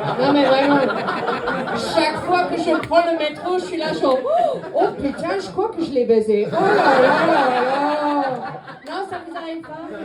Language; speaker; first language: French; non-native, fluent; English